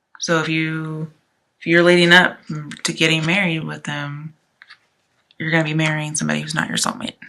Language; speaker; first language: English; native; English